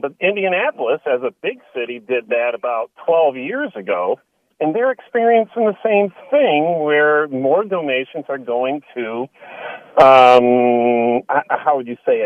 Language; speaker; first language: English; native; English